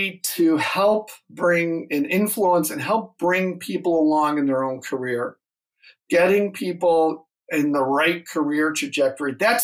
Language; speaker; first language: English; native; English